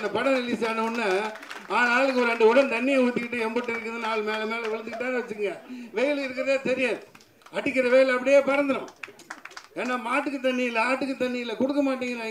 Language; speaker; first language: Tamil; native; Tamil